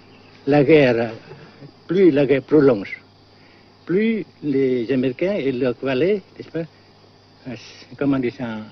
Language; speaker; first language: French; non-native, fluent; Vietnamese